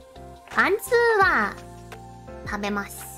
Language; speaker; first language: Japanese; non-native, learner; English